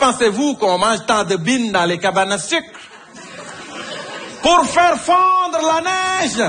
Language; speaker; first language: French; non-native, fluent; Spanish